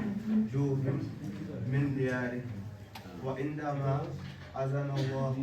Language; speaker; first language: Arabic; non-native, learner; Urdu